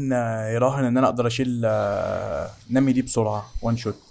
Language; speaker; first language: Arabic; native; Arabic